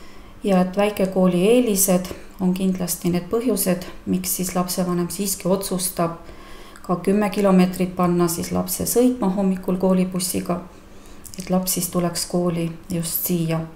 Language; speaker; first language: Estonian; native; Estonian